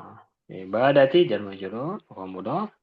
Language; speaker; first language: Arabic; non-native, fluent; Indonesian